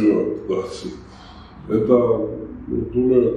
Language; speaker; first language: Russian; non-native, fluent; Georgian